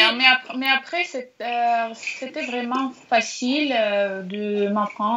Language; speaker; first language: French; non-native, learner; Russian